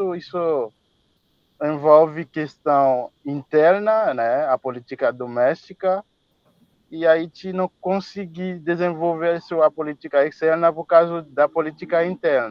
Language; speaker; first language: Portuguese; non-native, fluent; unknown